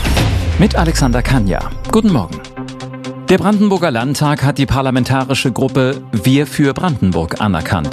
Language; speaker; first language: German; native; German